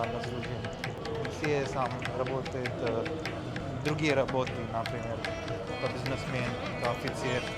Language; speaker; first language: Russian; non-native, learner; Hindi